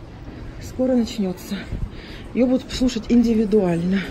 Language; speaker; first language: Russian; native; Russian